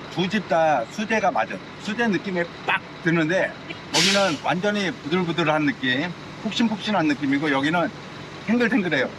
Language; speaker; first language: Korean; native; Korean